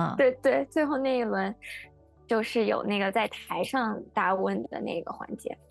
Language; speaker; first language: Chinese; early bilingual, heritage; Chinese